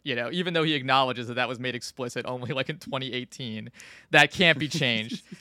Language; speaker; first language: English; native; English